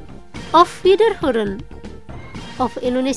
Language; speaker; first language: German; non-native, fluent; Indonesian